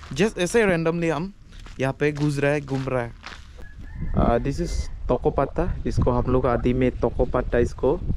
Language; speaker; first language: Hindi; non-native, local second language; Adi